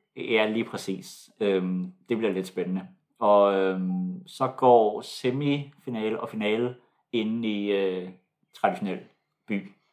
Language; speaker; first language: Danish; native; Danish